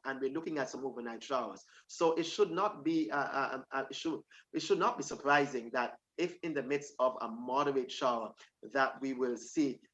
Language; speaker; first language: English; native; English